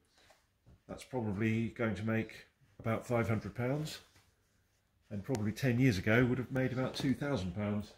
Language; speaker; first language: English; native; English